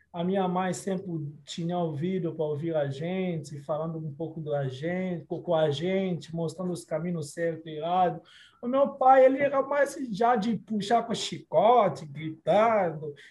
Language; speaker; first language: Portuguese; non-native, fluent; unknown